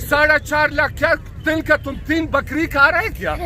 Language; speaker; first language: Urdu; non-native, local second language; Pashto